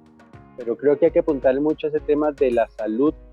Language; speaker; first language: Spanish; native; Spanish